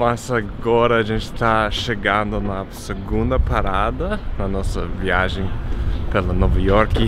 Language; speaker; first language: Portuguese; non-native, fluent; English